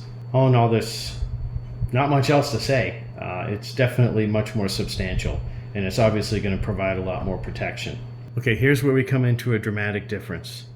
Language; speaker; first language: English; native; English